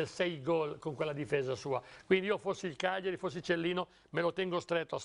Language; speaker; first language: Italian; native; Italian